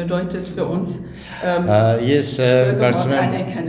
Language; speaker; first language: German; non-native, fluent; Turkish